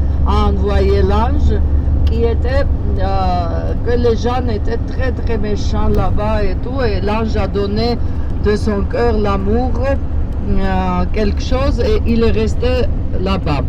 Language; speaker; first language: French; non-native, fluent; Georgian